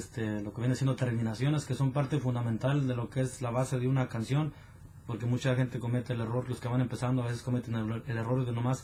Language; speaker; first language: Spanish; native; Spanish